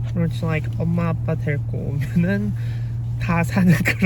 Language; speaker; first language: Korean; early bilingual, heritage; Korean